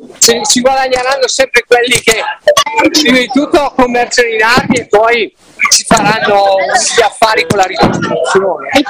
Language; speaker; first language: Italian; native; Italian